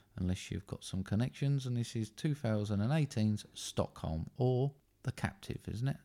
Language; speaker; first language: English; native; English